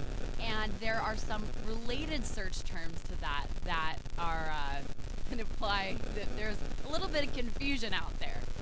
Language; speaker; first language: English; native; English